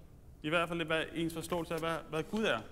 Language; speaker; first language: Danish; native; Danish